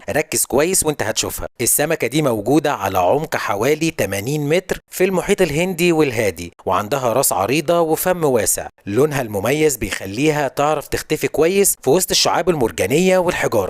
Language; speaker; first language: Arabic; native; Arabic